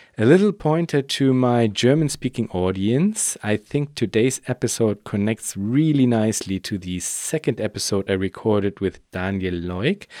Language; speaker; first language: English; non-native, fluent; German